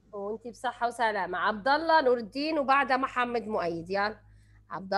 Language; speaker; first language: Arabic; native; Arabic